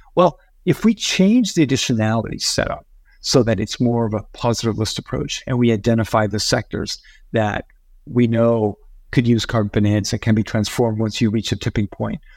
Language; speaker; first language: English; early bilingual, other home language; Spanish